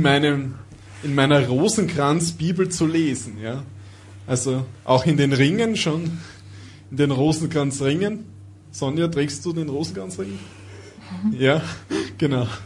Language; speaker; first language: German; native; German